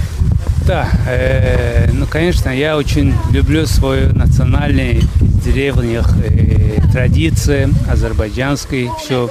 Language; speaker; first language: Russian; non-native, fluent; Azerbaijani